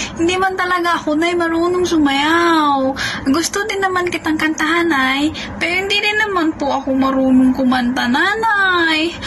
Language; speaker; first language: Filipino; non-native, local second language; Hiligaynon